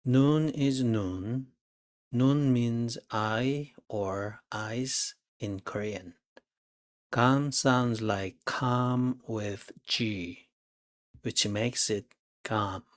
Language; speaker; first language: English; non-native, fluent; Korean